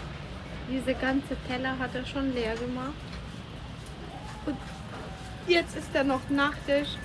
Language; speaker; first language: German; non-native, learner; Ukrainian